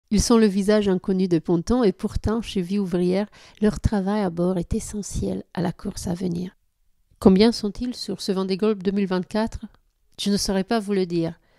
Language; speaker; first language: French; native; French